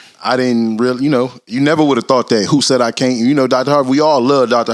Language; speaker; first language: English; native; English